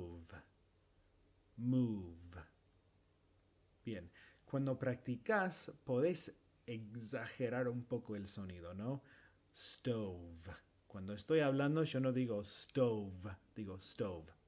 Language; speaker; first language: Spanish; non-native, fluent; English